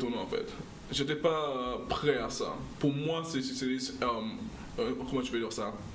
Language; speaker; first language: French; non-native, local second language; English